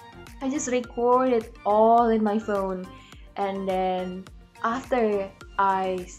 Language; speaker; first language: English; non-native, learner; Indonesian